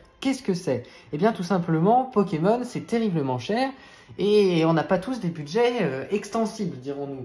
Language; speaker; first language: French; native; French